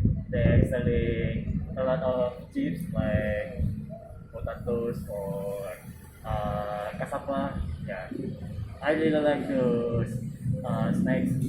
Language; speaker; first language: English; non-native, learner; Indonesian